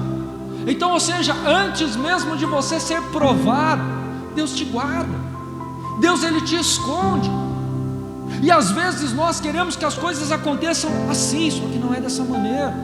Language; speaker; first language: Portuguese; native; Portuguese